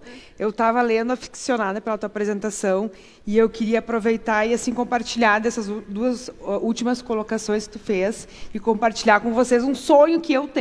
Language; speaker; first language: Portuguese; native; Portuguese